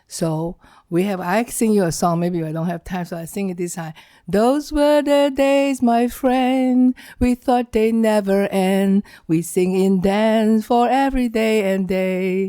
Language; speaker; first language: English; non-native, learner; Chinese